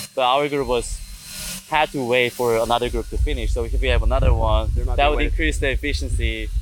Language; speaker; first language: English; non-native, fluent; Korean